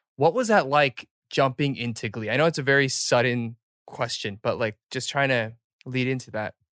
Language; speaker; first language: English; early bilingual, other home language; Korean